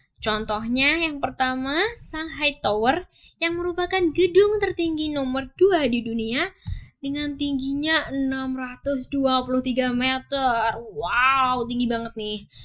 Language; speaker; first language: Indonesian; native; Indonesian